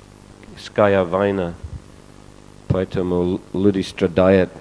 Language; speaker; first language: Russian; non-native, fluent; English